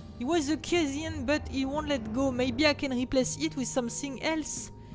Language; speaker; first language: English; non-native, learner; French